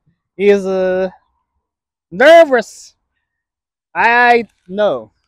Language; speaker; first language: English; non-native, learner; Chinese